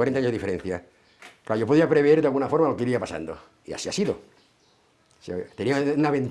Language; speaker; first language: Spanish; native; Spanish